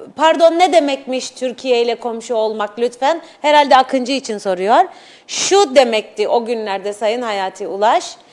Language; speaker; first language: Turkish; native; Turkish